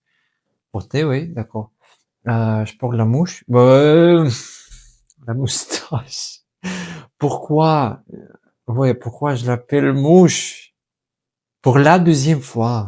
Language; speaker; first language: French; non-native, fluent; Russian